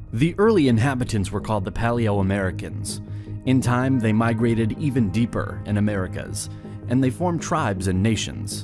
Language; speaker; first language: English; non-native, fluent; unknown